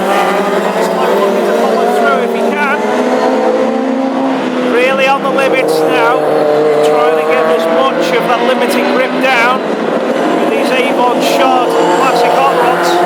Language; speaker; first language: English; native; English